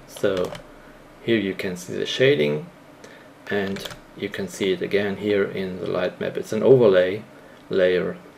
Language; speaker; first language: English; non-native, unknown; German